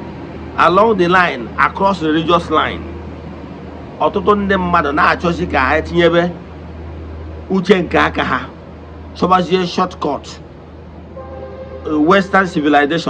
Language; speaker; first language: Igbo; native; Igbo